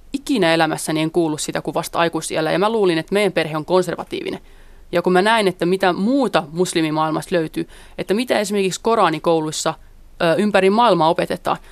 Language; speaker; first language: Finnish; early bilingual, other home language; Central Kurdish